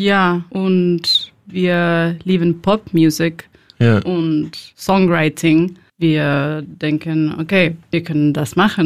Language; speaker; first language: German; non-native, learner; Spanish